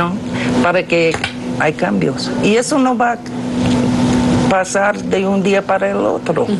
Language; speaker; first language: Spanish; non-native, fluent; English